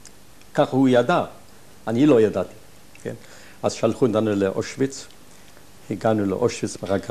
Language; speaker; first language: Hebrew; non-native, fluent; German